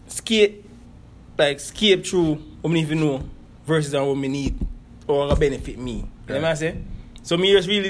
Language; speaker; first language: English; non-native, local second language; Jamaican Creole English